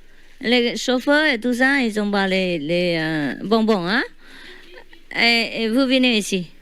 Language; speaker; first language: French; non-native, learner; Vietnamese